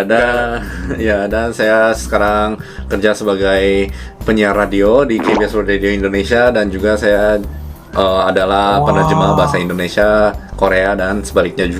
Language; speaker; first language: Indonesian; early bilingual, other home language; Korean